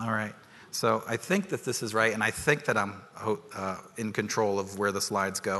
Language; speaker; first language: English; native; English